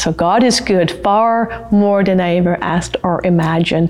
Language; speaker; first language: English; non-native, fluent; French